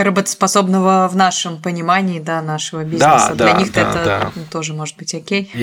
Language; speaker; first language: Russian; native; Russian